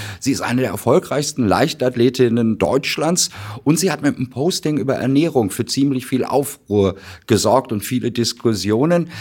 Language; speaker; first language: German; native; German